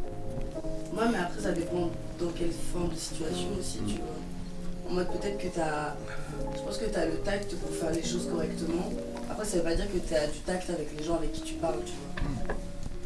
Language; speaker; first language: French; native; French